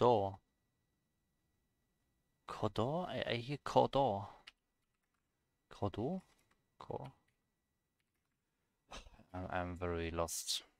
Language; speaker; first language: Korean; non-native, learner; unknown